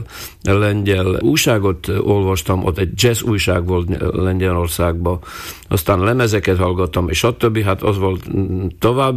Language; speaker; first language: Hungarian; non-native, local second language; Slovak